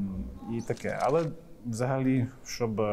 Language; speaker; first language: Ukrainian; non-native, fluent; English